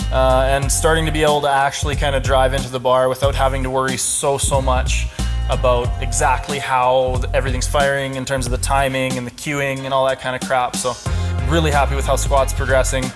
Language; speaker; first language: English; native; English